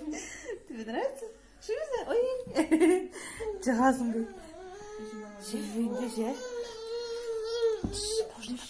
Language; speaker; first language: Russian; non-native, local second language; Tatar